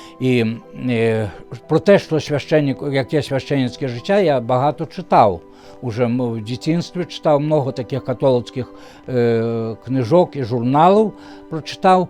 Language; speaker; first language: Ukrainian; non-native, fluent; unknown